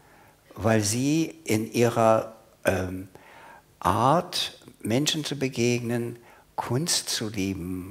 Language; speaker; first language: German; non-native, fluent; English